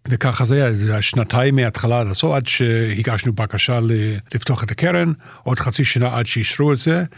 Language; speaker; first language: Hebrew; non-native, fluent; English